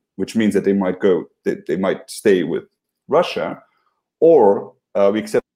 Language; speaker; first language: English; non-native, fluent; Luxembourgish